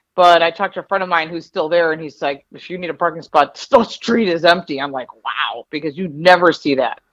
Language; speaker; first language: English; native; English